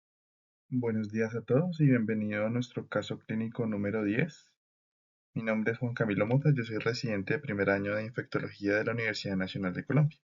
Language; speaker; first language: Spanish; native; Spanish